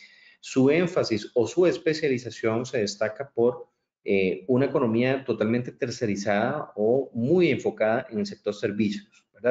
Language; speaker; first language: Spanish; native; Spanish